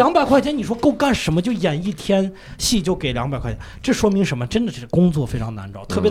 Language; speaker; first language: Chinese; native; Chinese